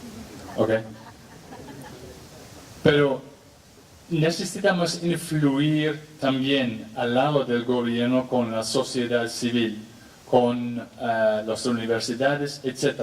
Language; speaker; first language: Spanish; non-native, fluent; English